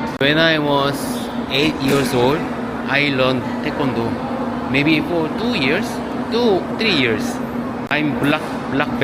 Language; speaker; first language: English; non-native, learner; Korean